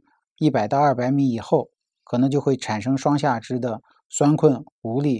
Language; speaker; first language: Chinese; native; Chinese